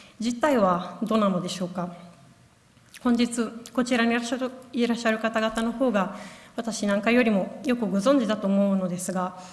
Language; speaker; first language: Japanese; non-native, fluent; Italian